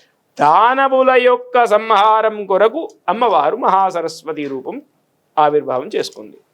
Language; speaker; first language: Telugu; native; Telugu